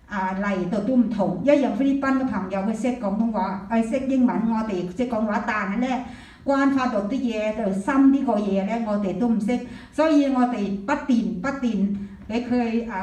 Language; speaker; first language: Cantonese; non-native, fluent; Thai